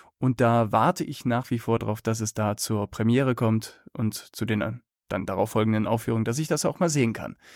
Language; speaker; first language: German; native; German